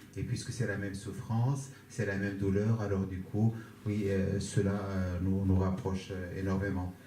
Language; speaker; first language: French; non-native, fluent; Kurdish